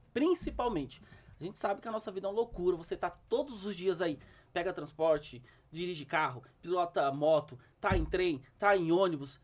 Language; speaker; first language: Portuguese; native; Portuguese